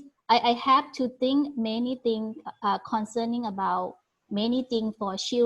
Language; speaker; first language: English; non-native, learner; Thai